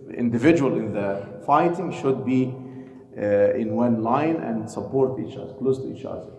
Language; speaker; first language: English; non-native, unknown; Arabic